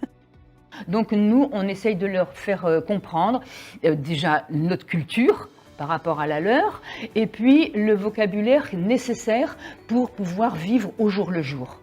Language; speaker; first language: French; native; French